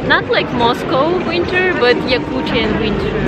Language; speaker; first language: English; non-native, fluent; Russian